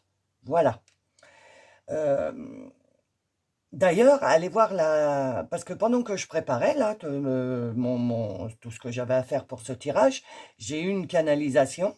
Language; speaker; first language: French; native; French